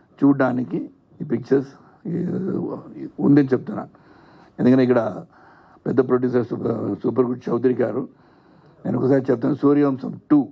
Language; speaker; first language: Telugu; non-native, learner; Tamil